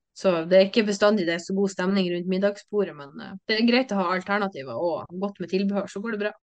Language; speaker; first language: Norwegian; native; Norwegian